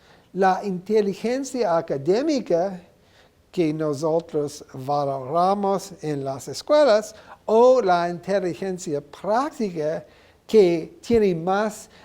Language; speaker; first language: Spanish; non-native, learner; English